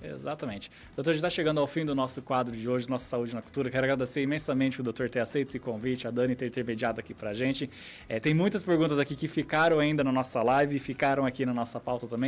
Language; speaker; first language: Portuguese; native; Portuguese